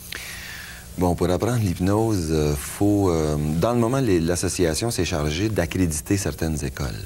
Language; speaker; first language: French; native; French